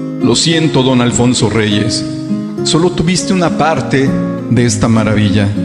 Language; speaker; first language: Spanish; native; Spanish